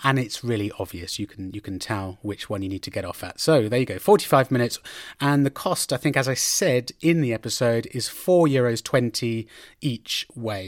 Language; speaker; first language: English; native; English